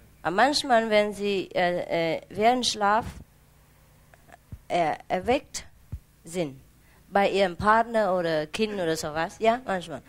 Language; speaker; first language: German; non-native, learner; Vietnamese